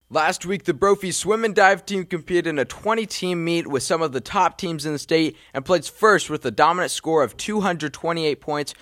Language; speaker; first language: English; native; English